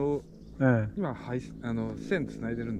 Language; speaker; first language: Japanese; native; Japanese